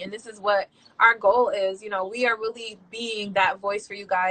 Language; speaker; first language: English; native; English